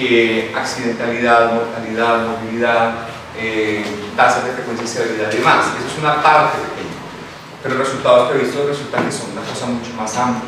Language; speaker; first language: Spanish; native; Spanish